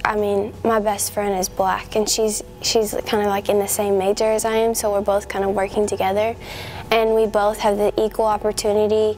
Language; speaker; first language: English; native; English